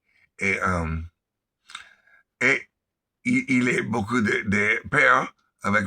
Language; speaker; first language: French; non-native, learner; English